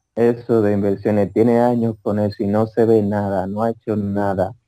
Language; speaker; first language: Spanish; native; Spanish